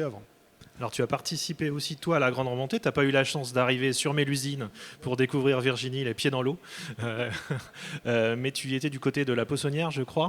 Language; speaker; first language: French; native; French